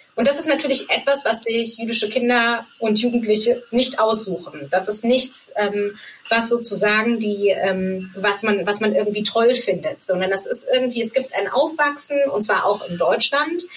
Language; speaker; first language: German; native; German